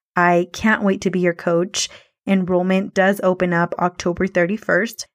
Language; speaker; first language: English; early bilingual, other home language; Spanish